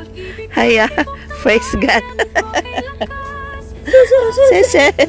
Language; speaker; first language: Chinese; non-native, learner; Filipino